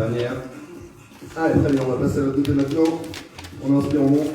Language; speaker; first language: French; native; French